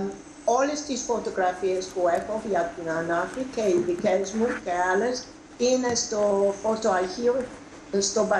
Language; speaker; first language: Greek; non-native, fluent; English